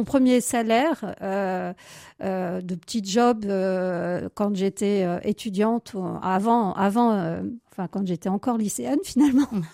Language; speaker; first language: French; native; French